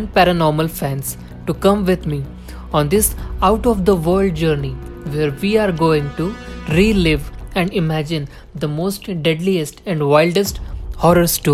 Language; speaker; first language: English; non-native, local second language; Hindi